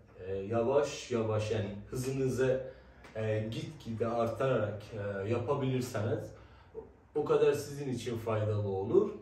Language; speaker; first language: Turkish; non-native, fluent; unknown